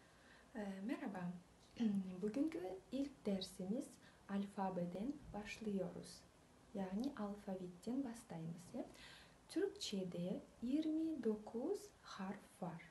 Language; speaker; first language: Turkish; non-native, fluent; Kazakh